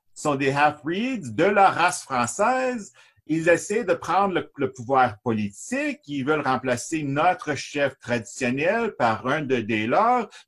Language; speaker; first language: French; native; French